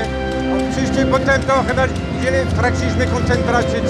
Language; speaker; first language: Polish; non-native, fluent; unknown